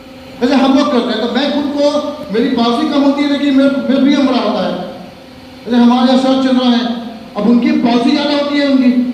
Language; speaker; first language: Hindi; native; Hindi